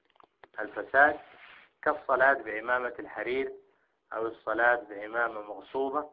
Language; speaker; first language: Arabic; native; Arabic